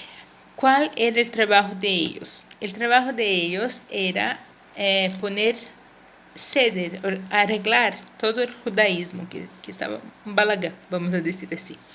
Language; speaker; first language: Spanish; non-native, fluent; Portuguese